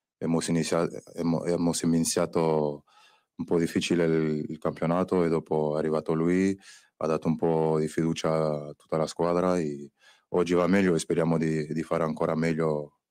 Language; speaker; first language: Italian; non-native, fluent; French